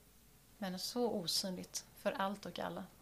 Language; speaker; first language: Swedish; native; Swedish